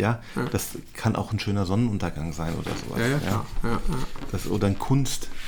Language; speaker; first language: German; native; German